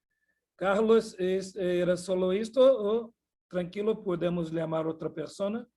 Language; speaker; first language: Portuguese; non-native, fluent; Spanish